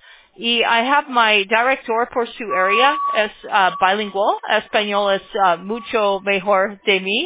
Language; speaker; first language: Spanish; non-native, learner; English